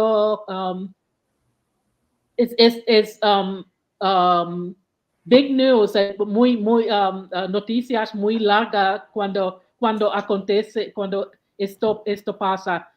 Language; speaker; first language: Spanish; non-native, learner; English